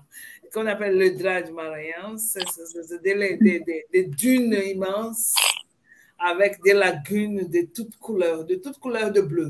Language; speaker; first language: French; non-native, fluent; Portuguese